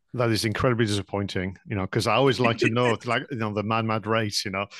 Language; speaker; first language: English; non-native, fluent; French